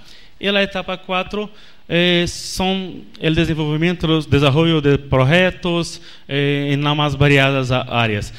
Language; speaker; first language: Spanish; non-native, learner; Portuguese